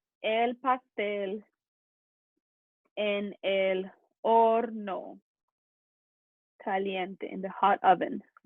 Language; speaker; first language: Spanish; early bilingual, other home language; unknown